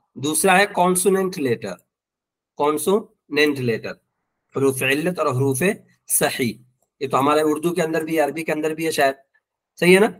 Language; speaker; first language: Urdu; native; Urdu